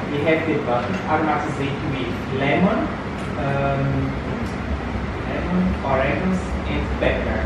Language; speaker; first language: English; non-native, learner; Portuguese